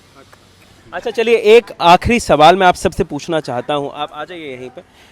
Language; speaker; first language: Hindi; native; Hindi